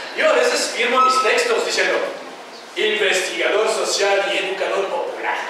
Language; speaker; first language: Spanish; non-native, fluent; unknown